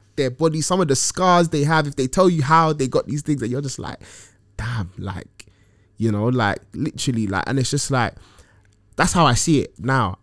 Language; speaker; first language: English; early bilingual, other home language; Akan